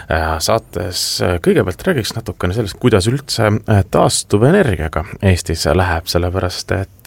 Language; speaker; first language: Estonian; native; Estonian